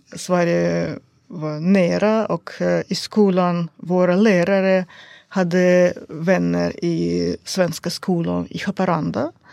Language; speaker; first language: Swedish; non-native, learner; Russian